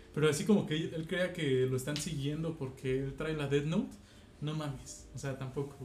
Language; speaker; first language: Spanish; native; Spanish